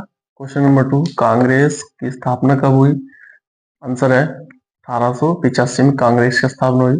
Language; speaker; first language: Hindi; native; Hindi